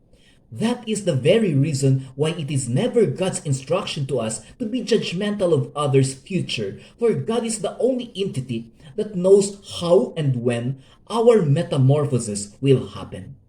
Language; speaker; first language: English; non-native, local second language; Hiligaynon